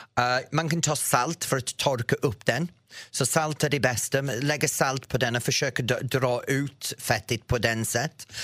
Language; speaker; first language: Swedish; non-native, fluent; English